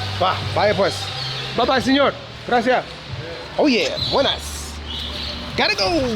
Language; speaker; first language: Spanish; non-native, learner; English